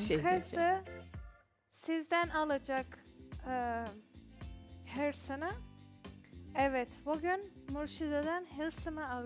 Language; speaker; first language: Turkish; non-native, learner; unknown